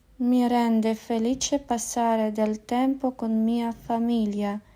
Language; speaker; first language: Italian; non-native, fluent; Ukrainian